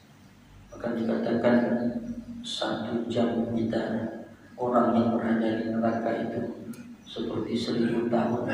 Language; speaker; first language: Indonesian; native; Indonesian